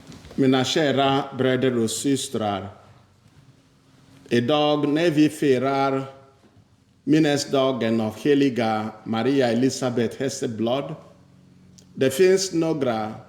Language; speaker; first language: Swedish; non-native, fluent; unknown